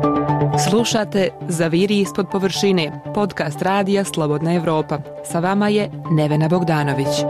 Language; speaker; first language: Serbian; native; Serbian